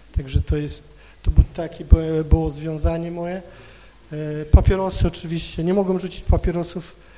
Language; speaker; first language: Polish; non-native, local second language; Kashubian